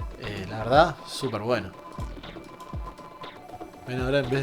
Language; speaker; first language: Spanish; native; Spanish